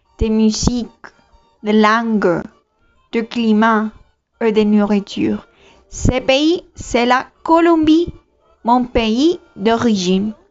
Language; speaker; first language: French; non-native, learner; Spanish